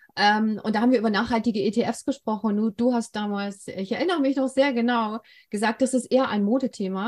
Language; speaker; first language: German; native; German